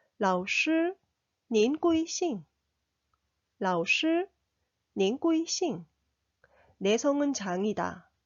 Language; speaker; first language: Chinese; non-native, fluent; Korean